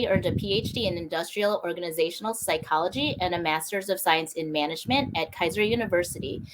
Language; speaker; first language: English; native; English